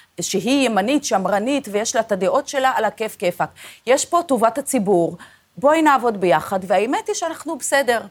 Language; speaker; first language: Hebrew; non-native, local second language; Arabic